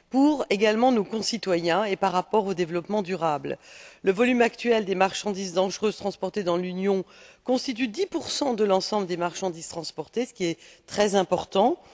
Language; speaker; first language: French; native; French